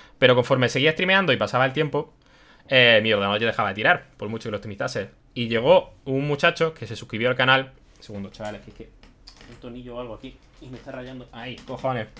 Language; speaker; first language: Spanish; early bilingual, other home language; German